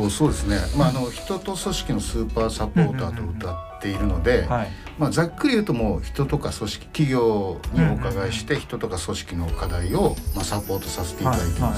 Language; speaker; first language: Japanese; native; Japanese